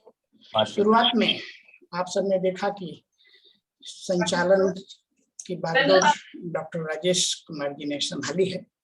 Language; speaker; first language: Hindi; native; Hindi